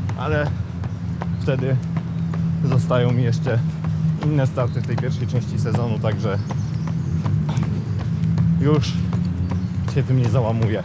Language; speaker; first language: Polish; native; Polish